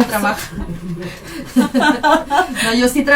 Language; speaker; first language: Spanish; native; Spanish